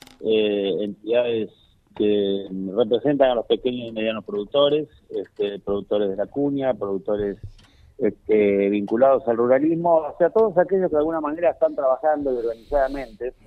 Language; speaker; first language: Spanish; native; Spanish